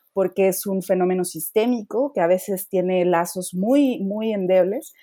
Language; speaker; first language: Spanish; native; Spanish